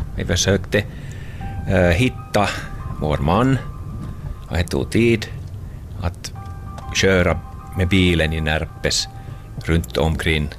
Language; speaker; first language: Swedish; non-native, local second language; Finnish